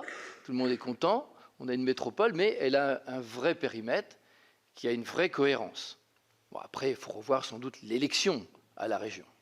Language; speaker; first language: French; native; French